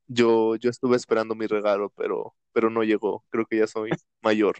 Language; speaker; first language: Spanish; native; Spanish